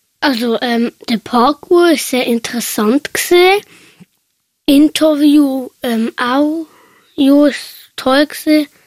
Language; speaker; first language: German; non-native, learner; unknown